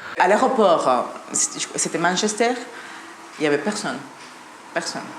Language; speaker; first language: French; non-native, fluent; Spanish